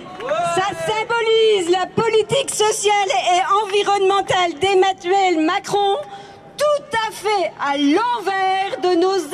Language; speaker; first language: French; native; French